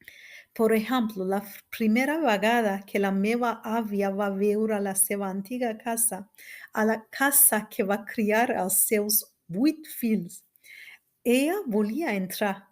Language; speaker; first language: Catalan; non-native, learner; Turkish